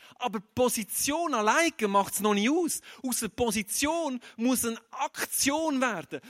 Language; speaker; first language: German; native; German